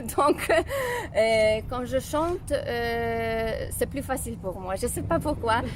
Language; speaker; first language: French; non-native, fluent; Polish